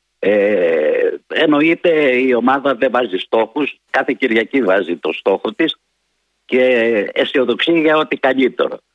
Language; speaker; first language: Greek; native; Greek